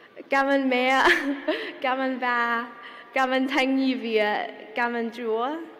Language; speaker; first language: Vietnamese; early bilingual, heritage; Vietnamese